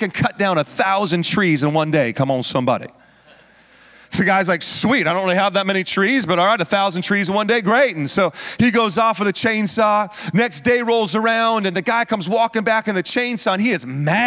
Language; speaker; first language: English; native; English